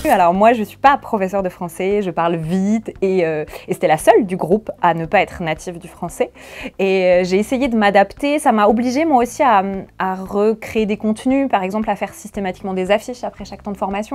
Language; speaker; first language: French; native; French